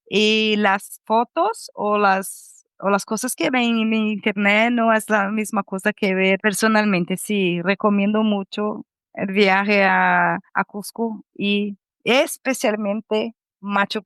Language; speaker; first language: Spanish; non-native, fluent; Portuguese